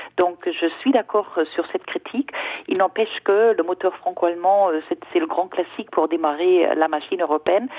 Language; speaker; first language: French; non-native, fluent; German